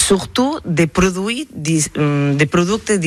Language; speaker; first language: French; non-native, local second language; Catalan